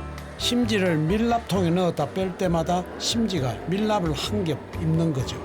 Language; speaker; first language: Korean; native; Korean